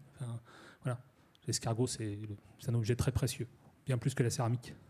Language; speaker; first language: French; native; French